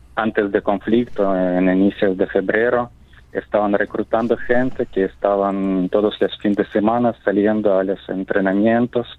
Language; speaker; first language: Spanish; non-native, fluent; Ukrainian